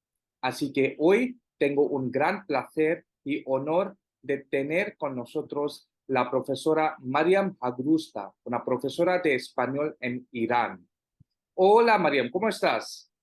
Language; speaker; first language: Spanish; non-native, fluent; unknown